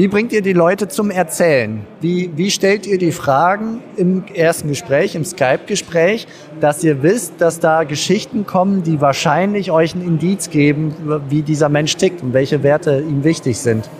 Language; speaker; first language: German; native; German